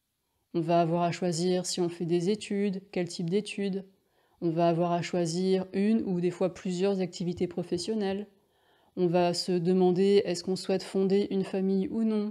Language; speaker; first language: French; native; French